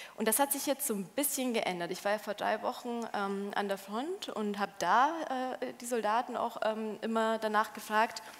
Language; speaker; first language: German; early bilingual, other home language; Polish